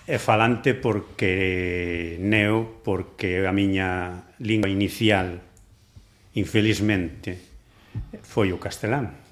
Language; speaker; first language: Galician; non-native, local second language; Spanish